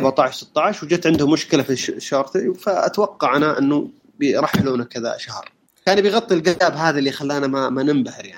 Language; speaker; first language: Arabic; native; Arabic